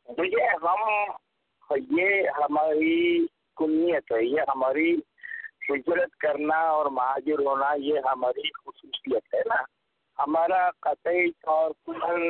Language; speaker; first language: Urdu; non-native, local second language; Punjabi